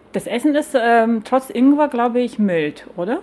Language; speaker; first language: German; non-native, fluent; Lithuanian